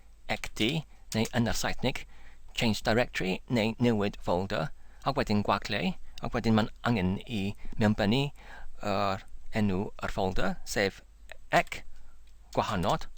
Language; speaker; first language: Welsh; non-native, learner; English